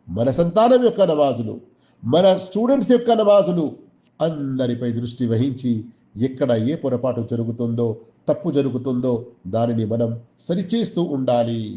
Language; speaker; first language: Telugu; non-native, local second language; Urdu